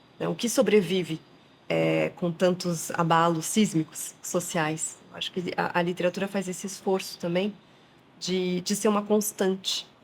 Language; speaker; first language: Portuguese; non-native, fluent; French